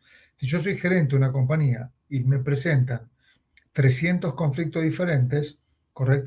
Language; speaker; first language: Spanish; native; Spanish